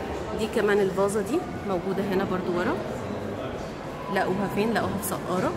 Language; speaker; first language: Arabic; native; Arabic